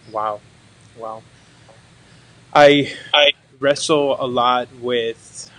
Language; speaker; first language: English; native; English